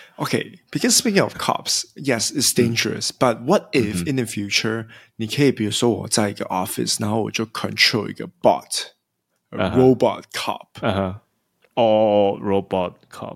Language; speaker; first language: English; non-native, local second language; Chinese